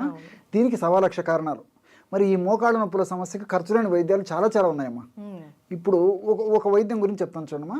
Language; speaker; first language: Telugu; native; Telugu